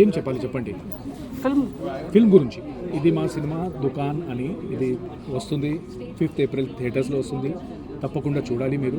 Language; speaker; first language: Telugu; non-native, fluent; Hindi